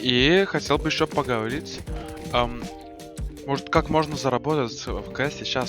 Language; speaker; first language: Russian; non-native, fluent; Lithuanian